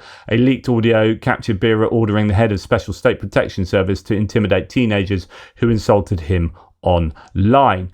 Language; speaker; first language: English; native; English